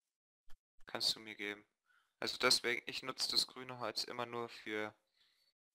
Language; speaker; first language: German; native; German